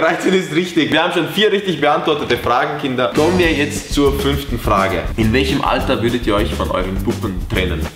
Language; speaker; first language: German; native; German